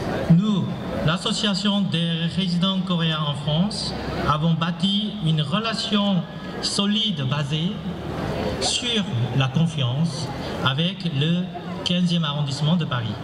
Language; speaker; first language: French; non-native, fluent; Korean